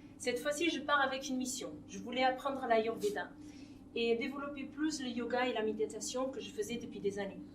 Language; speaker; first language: French; non-native, fluent; Portuguese